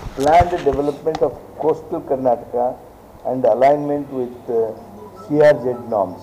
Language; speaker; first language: English; non-native, local second language; Kannada